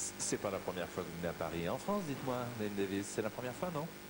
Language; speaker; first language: French; native; French